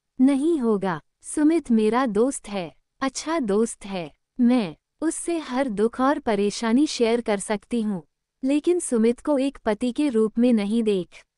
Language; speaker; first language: Hindi; native; Hindi